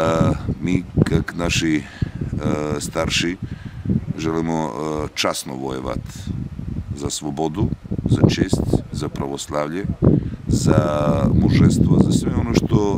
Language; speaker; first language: Russian; non-native, learner; Serbian